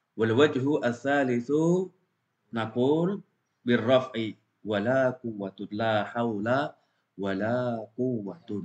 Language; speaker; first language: Arabic; non-native, fluent; Indonesian